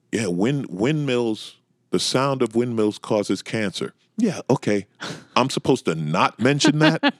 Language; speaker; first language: English; native; English